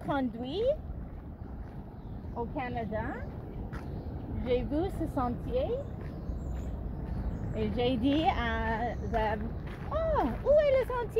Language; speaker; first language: French; non-native, fluent; English